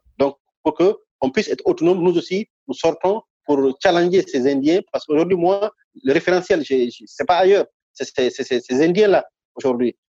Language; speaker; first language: French; non-native, local second language; Fula